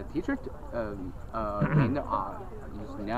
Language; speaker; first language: English; non-native, learner; Chinese